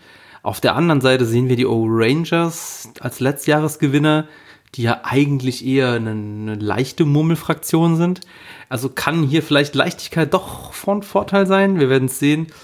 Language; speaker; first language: German; native; German